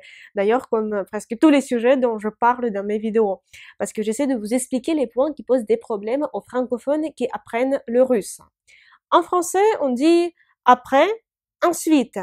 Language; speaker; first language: French; non-native, fluent; Russian